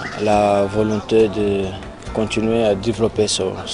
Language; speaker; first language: French; non-native, learner; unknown